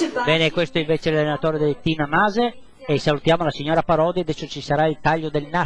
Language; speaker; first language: Italian; native; Italian